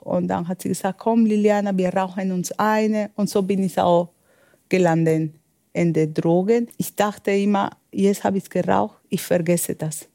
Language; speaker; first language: German; non-native, learner; Spanish